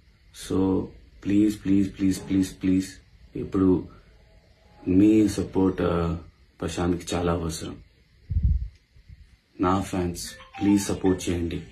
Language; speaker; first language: Telugu; non-native, learner; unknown